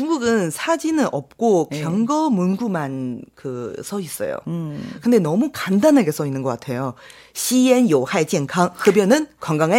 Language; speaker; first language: Korean; non-native, fluent; Chinese